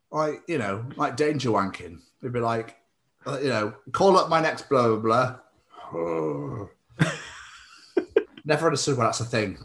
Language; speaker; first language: English; native; English